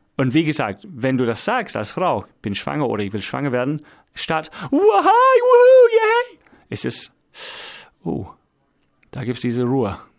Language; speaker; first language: German; non-native, fluent; English